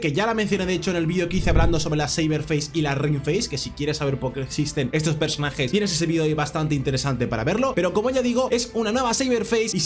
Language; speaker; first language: Spanish; native; Spanish